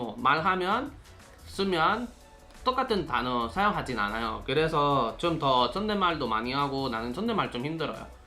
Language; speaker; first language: Korean; non-native, learner; Spanish